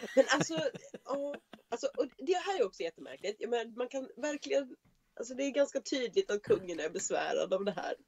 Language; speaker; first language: Swedish; native; Swedish